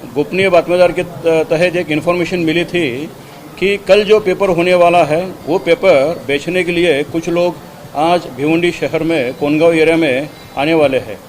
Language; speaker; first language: Hindi; non-native, local second language; Marathi